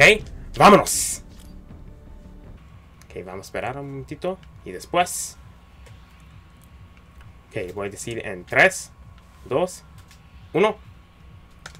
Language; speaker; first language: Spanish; early bilingual, heritage; Spanish